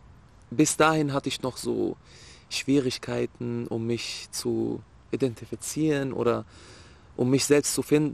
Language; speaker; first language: German; non-native, fluent; Arabic